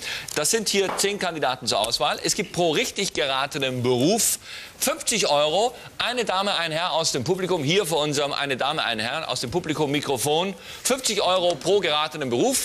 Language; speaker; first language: German; native; German